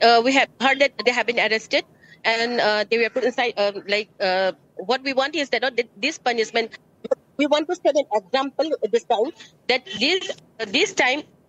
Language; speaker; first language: English; non-native, local second language; Manipuri